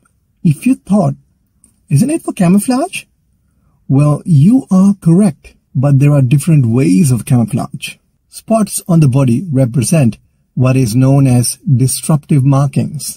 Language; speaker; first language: English; non-native, local second language; Sinhala